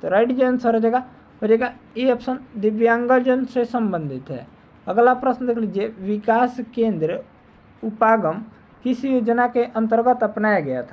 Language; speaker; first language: Hindi; native; Hindi